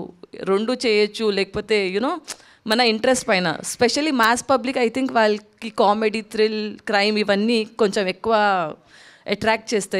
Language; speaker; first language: Telugu; non-native, local second language; Hindi